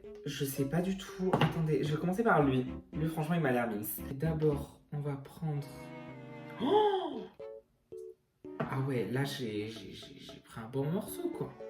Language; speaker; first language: French; native; French